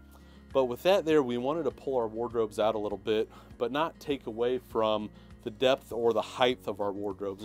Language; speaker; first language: English; native; English